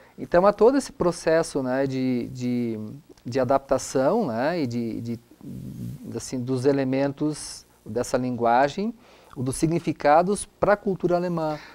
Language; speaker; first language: Portuguese; non-native, local second language; German